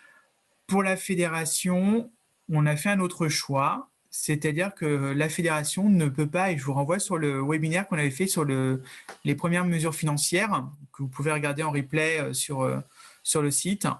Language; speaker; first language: French; native; French